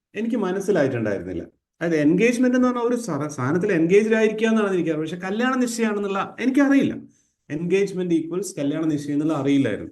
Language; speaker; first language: Malayalam; native; Malayalam